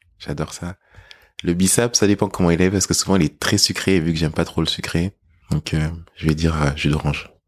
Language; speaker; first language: French; early bilingual, other home language; English